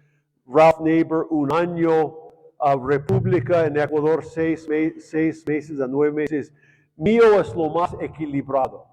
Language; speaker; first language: Spanish; non-native, fluent; English